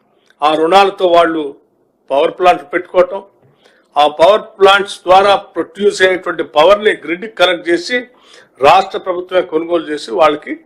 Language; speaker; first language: Telugu; native; Telugu